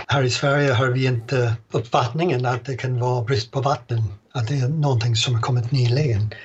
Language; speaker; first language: Swedish; non-native, fluent; English